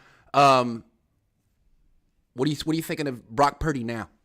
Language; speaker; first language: English; native; English